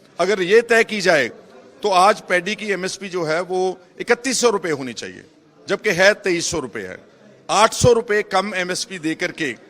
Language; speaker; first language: Hindi; non-native, local second language; Punjabi